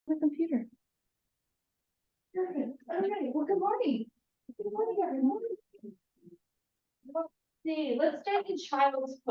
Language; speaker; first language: English; native; English